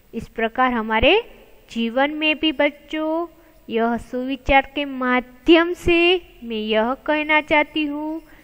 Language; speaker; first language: Hindi; non-native, local second language; Gujarati